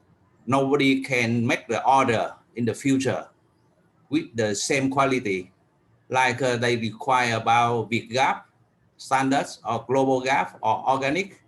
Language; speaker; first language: English; non-native, learner; Vietnamese